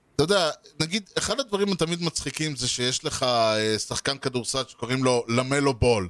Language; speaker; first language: Hebrew; native; Hebrew